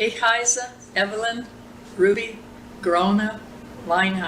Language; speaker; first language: German; early bilingual, heritage; German